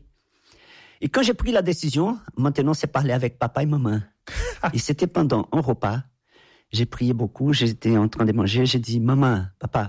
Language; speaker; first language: French; non-native, fluent; Portuguese